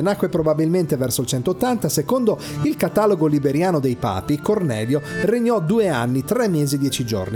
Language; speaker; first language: Italian; native; Italian